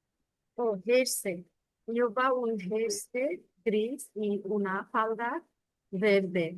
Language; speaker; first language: Spanish; non-native, learner; Bangla